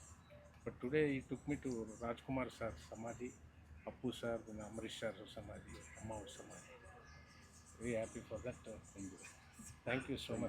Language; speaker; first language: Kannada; non-native, learner; Telugu